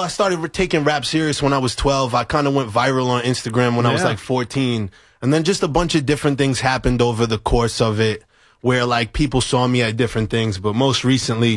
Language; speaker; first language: English; native; English